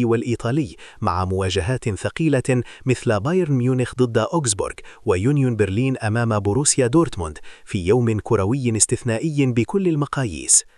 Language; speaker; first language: Arabic; native; Arabic